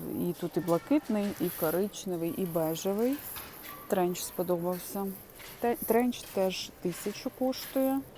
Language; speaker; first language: Ukrainian; non-native, local second language; Russian